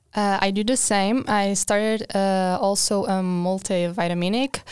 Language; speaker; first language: English; non-native, fluent; Portuguese